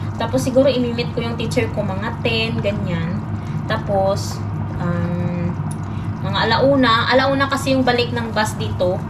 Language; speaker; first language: Filipino; non-native, local second language; Hiligaynon